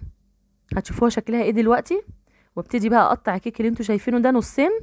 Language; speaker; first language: Arabic; native; Arabic